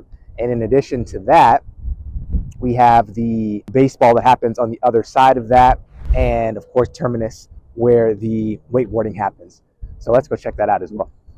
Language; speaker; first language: English; native; English